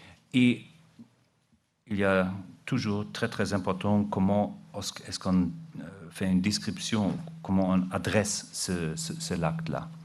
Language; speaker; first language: French; non-native, learner; German